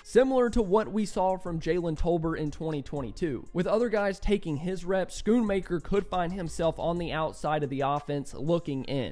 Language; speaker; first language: English; native; English